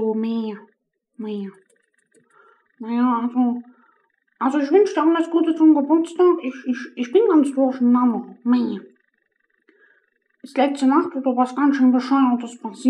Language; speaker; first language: German; native; German